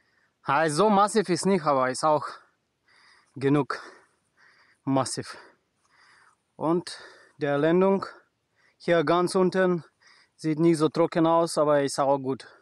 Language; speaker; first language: German; non-native, learner; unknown